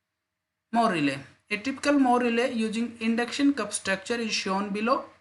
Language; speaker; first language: English; non-native, local second language; Hindi